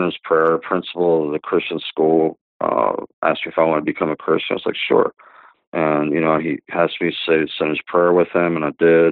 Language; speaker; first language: English; native; English